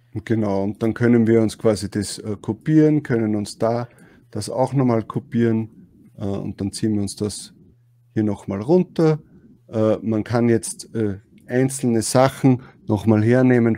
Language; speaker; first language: German; native; German